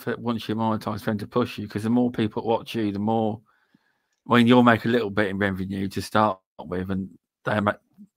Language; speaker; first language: English; native; English